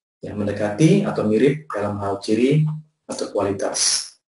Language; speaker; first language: Indonesian; native; Indonesian